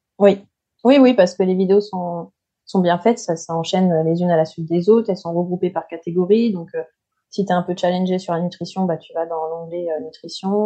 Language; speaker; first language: French; native; French